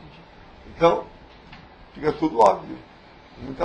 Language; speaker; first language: Portuguese; native; Portuguese